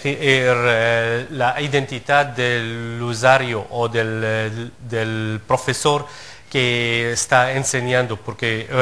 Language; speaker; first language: Spanish; non-native, fluent; Arabic